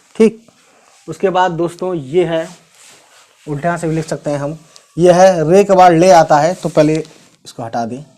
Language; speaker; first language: Hindi; native; Hindi